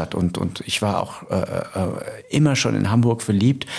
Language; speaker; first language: German; native; German